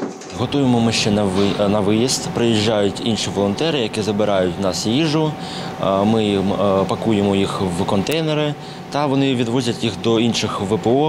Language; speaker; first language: Ukrainian; native; Ukrainian